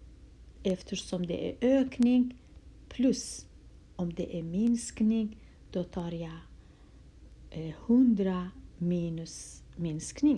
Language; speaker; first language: Swedish; non-native, fluent; Kurdish